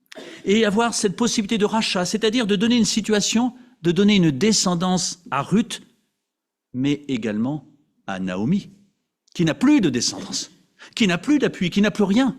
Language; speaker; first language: French; native; French